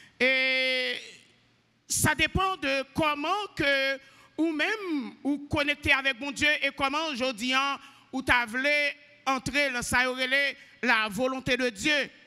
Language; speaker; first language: French; non-native, local second language; Haitian Creole